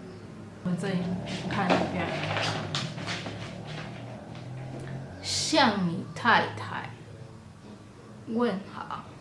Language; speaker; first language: Chinese; non-native, fluent; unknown